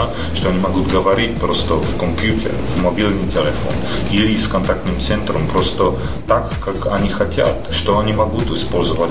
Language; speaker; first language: Russian; non-native, fluent; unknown